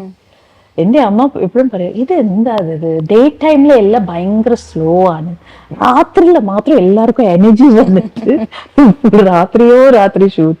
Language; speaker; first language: Malayalam; non-native, fluent; Tamil